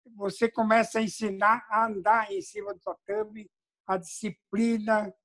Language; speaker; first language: Portuguese; native; Portuguese